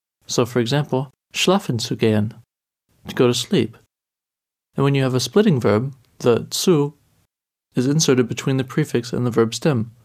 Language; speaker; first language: English; native; English